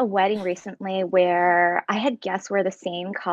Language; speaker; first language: English; native; English